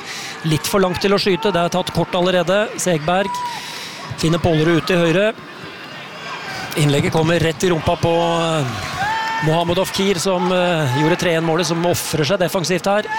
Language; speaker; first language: Norwegian; native; Norwegian